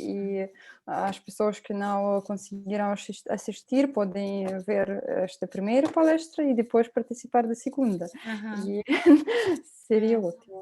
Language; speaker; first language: Portuguese; non-native, fluent; Russian